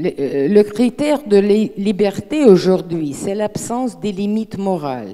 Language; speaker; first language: French; non-native, fluent; Russian